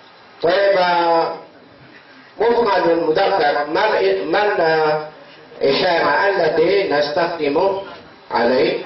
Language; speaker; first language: Arabic; non-native, fluent; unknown